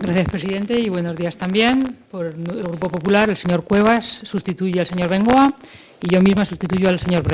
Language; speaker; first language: Spanish; native; Spanish